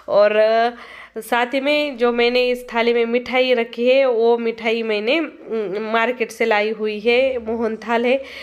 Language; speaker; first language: Hindi; non-native, local second language; Marathi